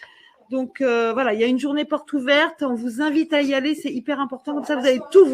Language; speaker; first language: French; native; French